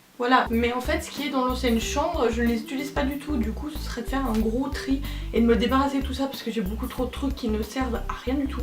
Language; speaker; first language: French; native; French